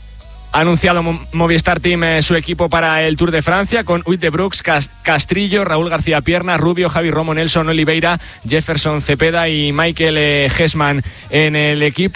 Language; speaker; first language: Spanish; native; Spanish